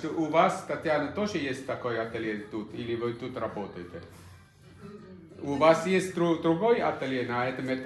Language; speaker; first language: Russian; non-native, fluent; German